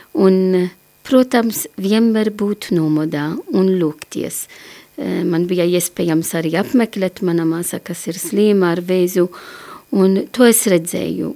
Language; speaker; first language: Latvian; non-native, learner; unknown